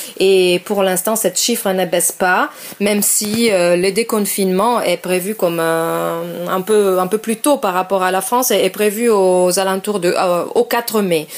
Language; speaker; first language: French; non-native, fluent; Italian